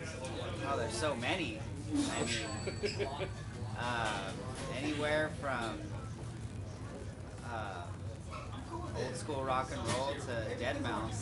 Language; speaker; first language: English; native; English